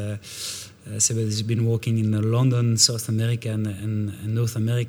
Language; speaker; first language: English; non-native, fluent; French